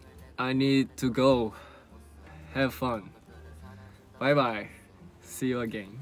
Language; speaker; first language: English; non-native, learner; Korean